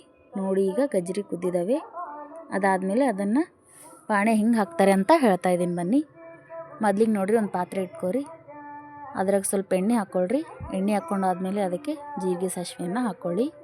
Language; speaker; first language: Kannada; native; Kannada